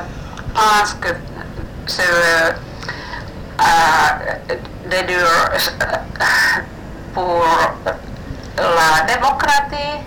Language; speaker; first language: French; non-native, learner; Finnish